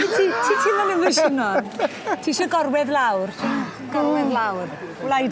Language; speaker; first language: Welsh; native; Welsh